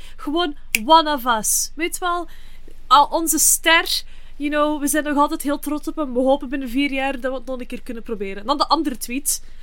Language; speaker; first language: Dutch; native; Dutch